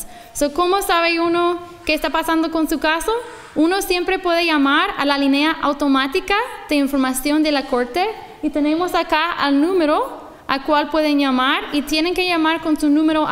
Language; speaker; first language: Spanish; non-native, fluent; English